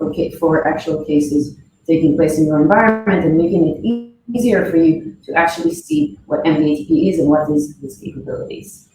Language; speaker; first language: English; non-native, fluent; Hebrew